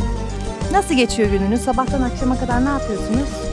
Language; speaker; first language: Turkish; native; Turkish